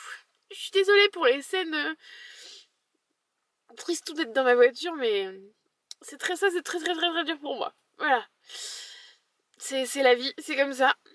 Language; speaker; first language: French; native; French